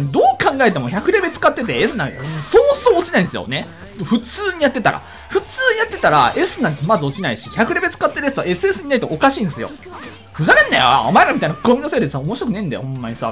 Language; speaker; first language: Japanese; native; Japanese